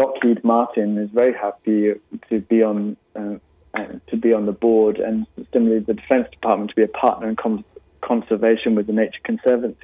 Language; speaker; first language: English; native; English